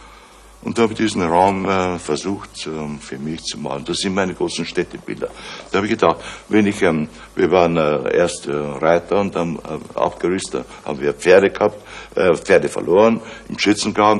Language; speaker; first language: German; native; German